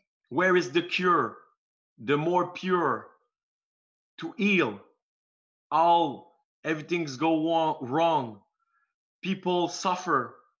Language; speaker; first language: English; non-native, fluent; French